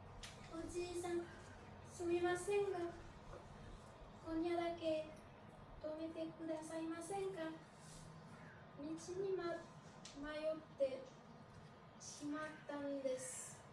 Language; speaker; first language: Japanese; non-native, learner; French